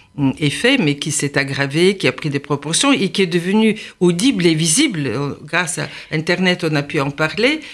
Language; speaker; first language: French; non-native, fluent; Bulgarian